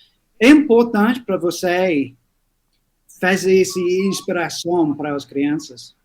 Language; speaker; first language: Portuguese; non-native, learner; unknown